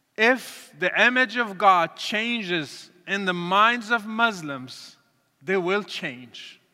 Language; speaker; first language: English; non-native, fluent; Arabic